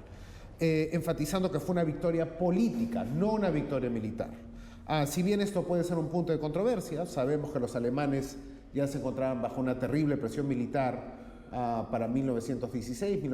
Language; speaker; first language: Spanish; native; Spanish